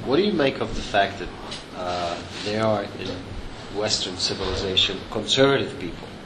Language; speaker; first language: English; non-native, fluent; Slovak